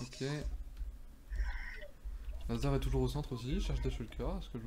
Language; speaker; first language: French; native; French